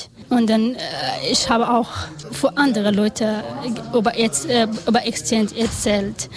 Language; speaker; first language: German; non-native, learner; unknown